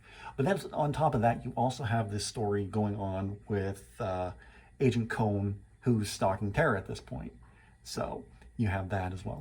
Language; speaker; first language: English; native; English